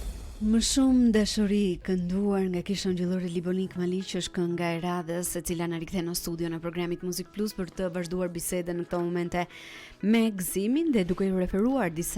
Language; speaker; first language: Albanian; native; Albanian